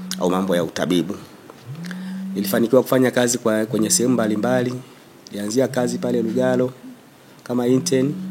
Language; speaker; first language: Swahili; non-native, local second language; Masai